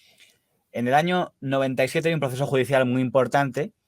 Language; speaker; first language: Spanish; native; Spanish